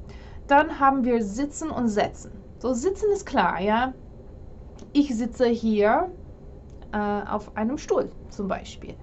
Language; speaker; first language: German; non-native, fluent; English